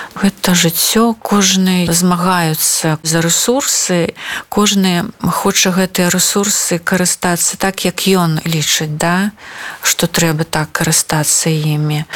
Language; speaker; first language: Belarusian; non-native, local second language; Russian